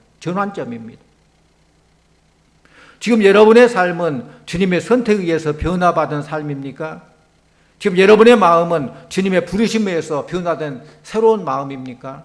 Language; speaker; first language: Korean; native; Korean